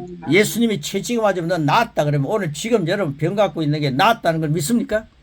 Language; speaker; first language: Korean; native; Korean